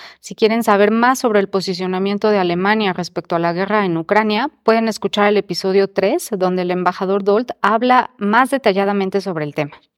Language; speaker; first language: Spanish; native; Spanish